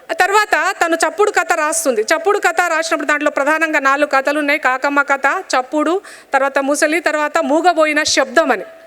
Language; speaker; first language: Telugu; non-native, local second language; Lambadi